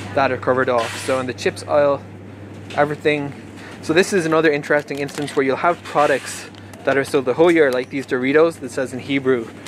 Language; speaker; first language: English; native; English